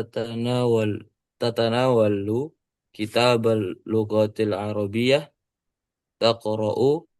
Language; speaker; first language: Arabic; non-native, learner; Indonesian